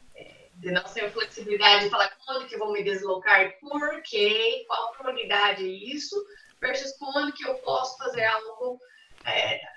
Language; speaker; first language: Portuguese; non-native, fluent; English